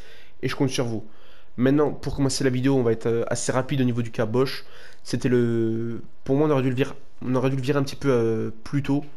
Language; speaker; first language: French; native; French